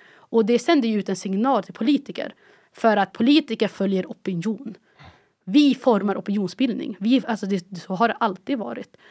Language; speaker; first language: Swedish; early bilingual, other home language; Arabic